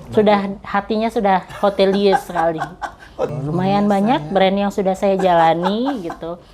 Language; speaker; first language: Indonesian; native; Indonesian